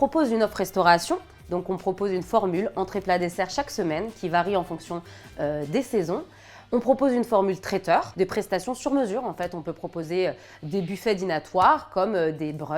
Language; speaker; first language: French; native; French